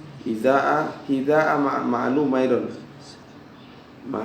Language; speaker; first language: Arabic; non-native, fluent; Indonesian